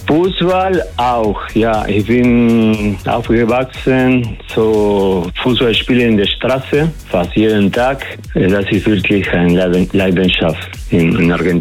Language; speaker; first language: German; non-native, learner; Spanish